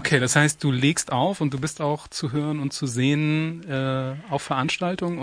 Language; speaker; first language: German; native; German